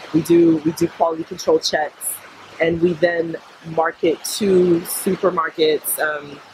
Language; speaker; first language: English; native; English